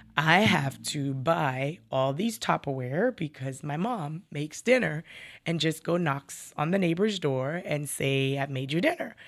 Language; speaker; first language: English; native; English